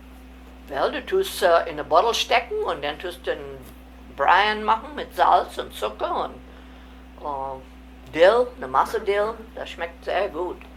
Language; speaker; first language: German; early bilingual, heritage; German